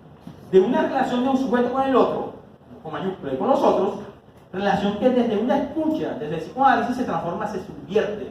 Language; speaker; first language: Spanish; native; Spanish